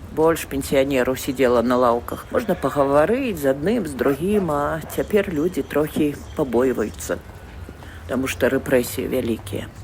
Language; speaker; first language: Belarusian; native; Belarusian